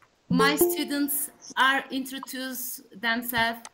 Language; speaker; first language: English; non-native, learner; Turkish